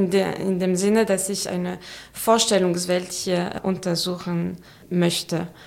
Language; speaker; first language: German; non-native, fluent; French